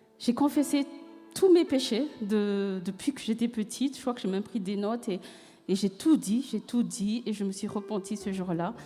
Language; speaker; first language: French; non-native, local second language; Malagasy